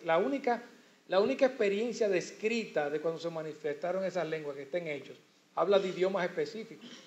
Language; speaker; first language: Spanish; native; Spanish